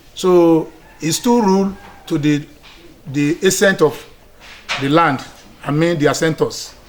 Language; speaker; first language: English; non-native, local second language; Yoruba